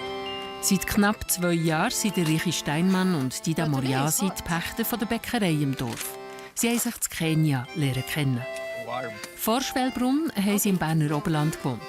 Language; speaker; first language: German; native; German